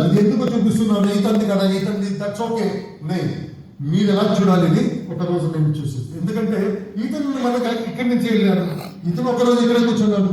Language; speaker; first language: Telugu; non-native, learner; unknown